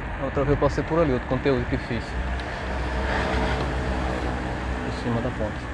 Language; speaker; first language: Portuguese; native; Portuguese